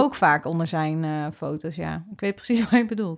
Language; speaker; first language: Dutch; native; Dutch